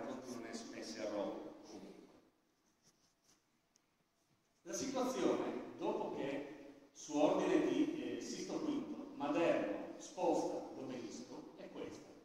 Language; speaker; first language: Italian; native; Italian